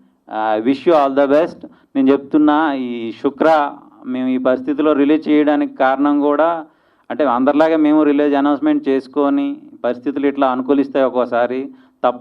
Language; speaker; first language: Telugu; native; Telugu